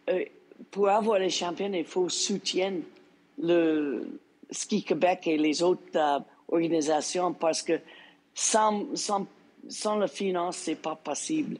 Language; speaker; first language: French; non-native, local second language; English